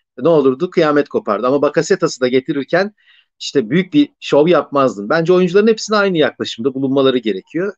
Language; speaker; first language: Turkish; native; Turkish